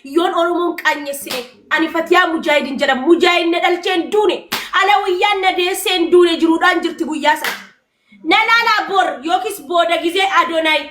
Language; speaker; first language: Oromo; non-native, local second language; Amharic